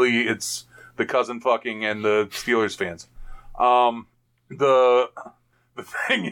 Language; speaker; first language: English; native; English